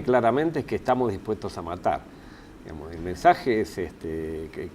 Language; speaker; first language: Spanish; native; Spanish